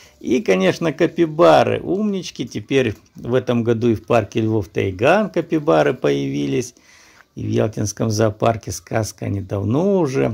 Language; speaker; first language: Russian; native; Russian